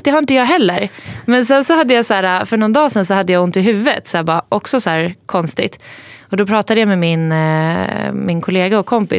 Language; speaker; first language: Swedish; native; Swedish